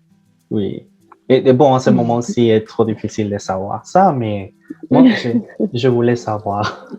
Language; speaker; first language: French; non-native, fluent; Spanish